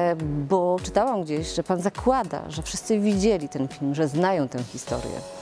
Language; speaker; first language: Polish; native; Polish